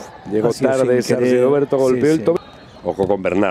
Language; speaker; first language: Spanish; native; Spanish